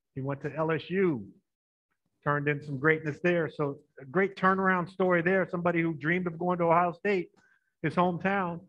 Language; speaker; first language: English; native; English